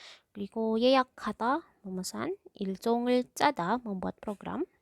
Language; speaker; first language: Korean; non-native, fluent; Indonesian